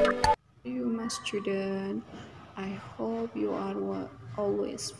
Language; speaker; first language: English; non-native, learner; Indonesian